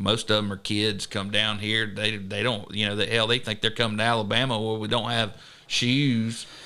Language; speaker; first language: English; native; English